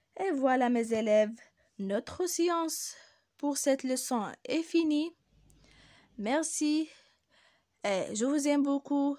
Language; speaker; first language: French; non-native, local second language; Arabic